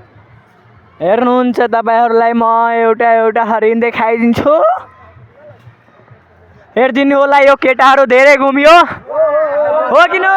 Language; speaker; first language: Nepali; non-native, local second language; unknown